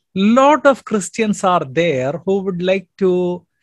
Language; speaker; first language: English; non-native, local second language; Malayalam